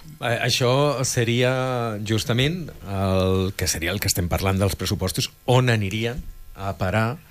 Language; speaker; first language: Catalan; native; Catalan